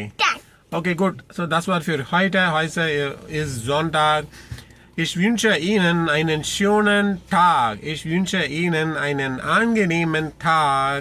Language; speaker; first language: German; non-native, learner; Tamil